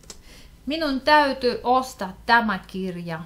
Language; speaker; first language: Finnish; non-native, fluent; Russian